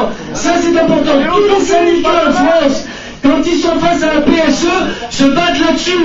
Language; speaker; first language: French; native; French